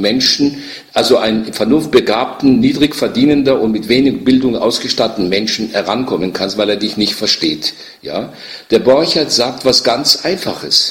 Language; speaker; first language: German; native; German